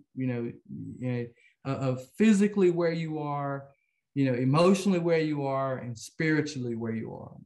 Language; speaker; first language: English; native; English